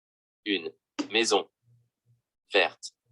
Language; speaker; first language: French; non-native, learner; Vietnamese